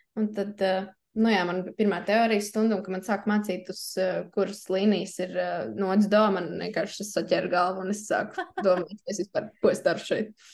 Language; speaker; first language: Latvian; native; Latvian